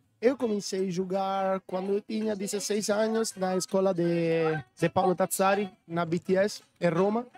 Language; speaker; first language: Portuguese; non-native, learner; Italian